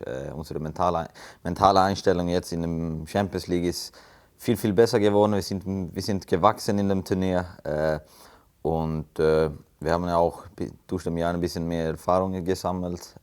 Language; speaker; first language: German; non-native, fluent; Swedish